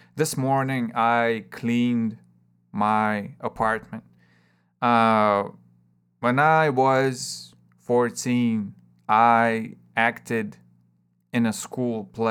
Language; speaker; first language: English; non-native, fluent; Russian